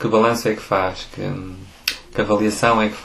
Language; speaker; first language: Portuguese; native; Portuguese